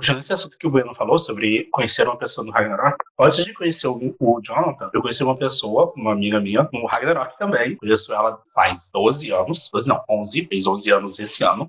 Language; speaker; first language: Portuguese; native; Portuguese